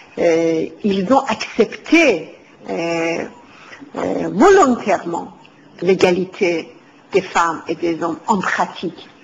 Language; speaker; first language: French; non-native, fluent; Persian